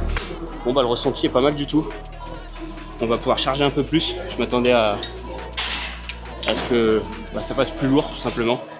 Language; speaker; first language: French; native; French